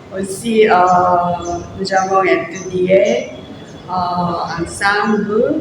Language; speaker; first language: French; non-native, learner; Korean